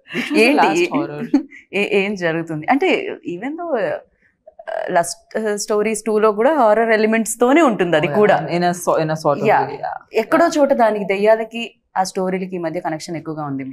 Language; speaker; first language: Telugu; native; Telugu